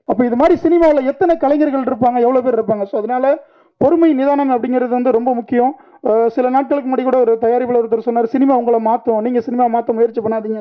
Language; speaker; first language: Tamil; native; Tamil